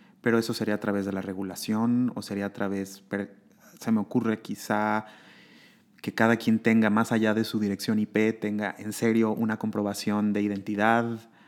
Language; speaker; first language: Spanish; native; Spanish